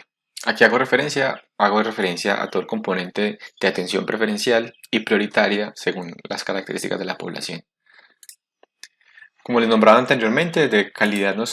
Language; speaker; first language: Spanish; native; Spanish